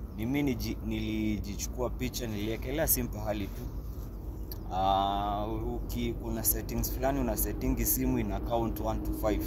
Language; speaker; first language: Swahili; native; Swahili